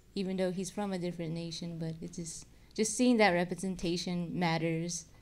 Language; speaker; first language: English; native; English